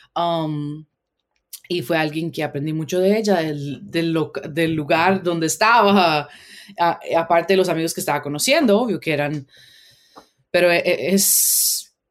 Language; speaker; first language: Spanish; early bilingual, heritage; Spanish